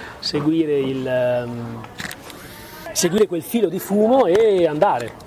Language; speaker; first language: Italian; native; Italian